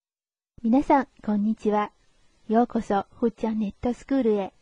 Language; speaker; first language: Japanese; non-native, fluent; Chinese